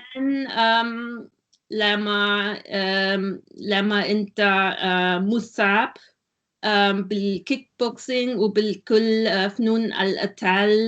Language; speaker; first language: Arabic; non-native, learner; German